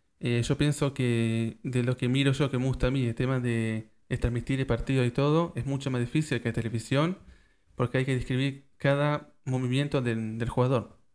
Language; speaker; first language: Spanish; early bilingual, heritage; Spanish